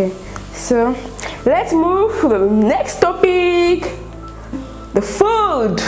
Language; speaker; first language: English; non-native, local second language; French